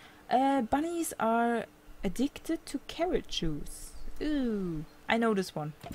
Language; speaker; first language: English; non-native, fluent; German